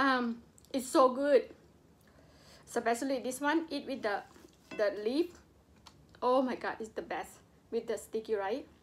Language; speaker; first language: English; non-native, local second language; Lao